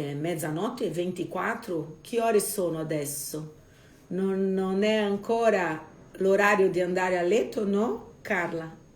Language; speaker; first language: Italian; non-native, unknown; Portuguese